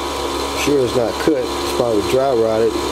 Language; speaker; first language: English; native; English